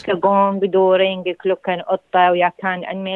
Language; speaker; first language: Swedish; non-native, learner; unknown